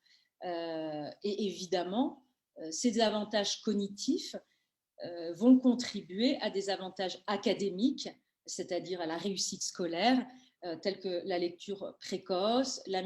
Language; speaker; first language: French; native; French